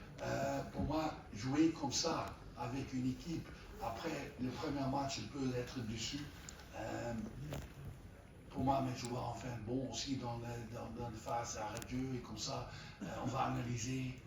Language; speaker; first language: French; non-native, fluent; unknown